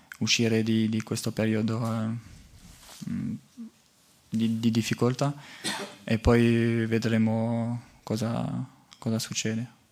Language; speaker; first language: Italian; non-native, fluent; French